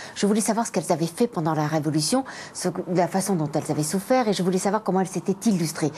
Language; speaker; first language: French; native; French